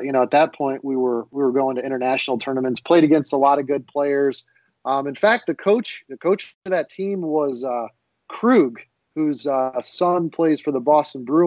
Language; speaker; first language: English; native; English